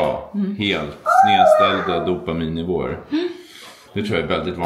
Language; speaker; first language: Swedish; native; Swedish